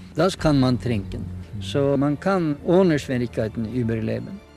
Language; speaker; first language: German; non-native, fluent; Norwegian